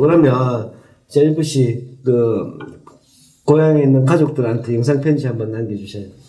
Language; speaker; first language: Korean; native; Korean